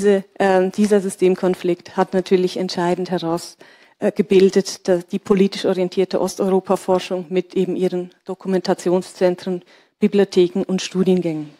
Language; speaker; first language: German; native; German